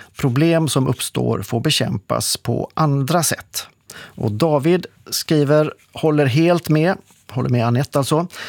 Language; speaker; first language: Swedish; native; Swedish